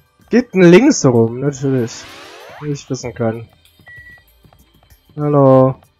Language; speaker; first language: German; native; German